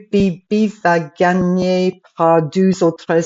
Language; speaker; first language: French; non-native, fluent; English